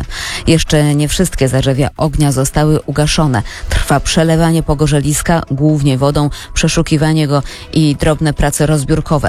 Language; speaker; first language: Polish; native; Polish